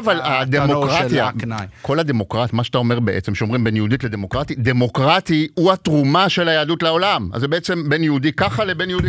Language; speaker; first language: Hebrew; native; Hebrew